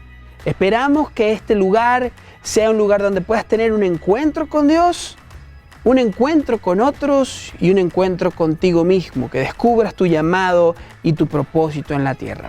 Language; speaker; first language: Spanish; native; Spanish